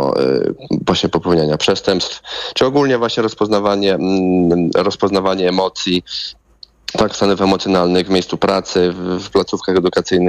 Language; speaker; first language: Polish; native; Polish